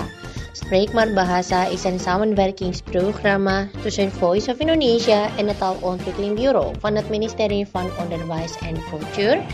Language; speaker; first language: Dutch; non-native, learner; Indonesian